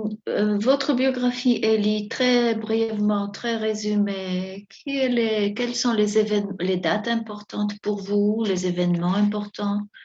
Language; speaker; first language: French; non-native, fluent; Spanish